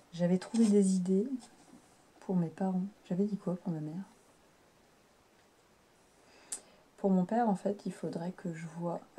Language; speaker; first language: French; native; French